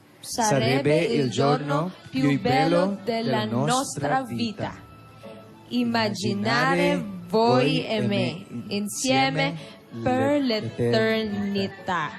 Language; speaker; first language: Italian; non-native, learner; Filipino